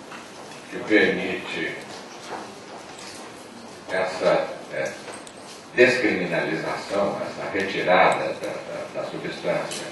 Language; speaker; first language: Portuguese; native; Portuguese